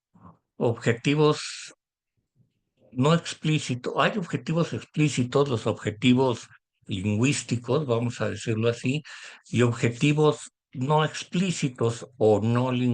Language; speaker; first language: Spanish; native; Spanish